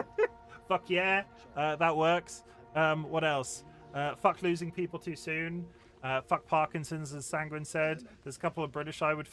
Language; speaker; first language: English; native; English